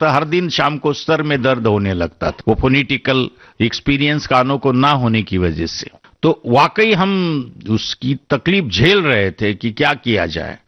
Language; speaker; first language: Hindi; non-native, local second language; Marathi